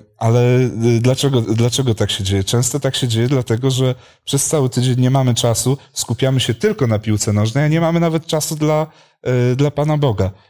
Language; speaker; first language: Polish; native; Polish